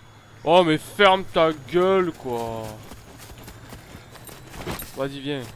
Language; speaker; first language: French; native; French